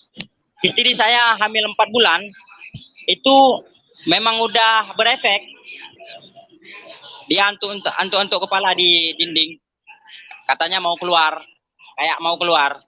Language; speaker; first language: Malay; non-native, local second language; Achinese